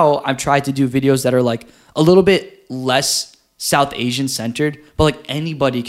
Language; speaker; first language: English; native; English